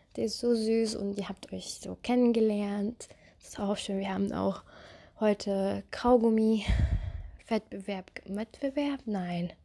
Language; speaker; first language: German; non-native, fluent; Arabic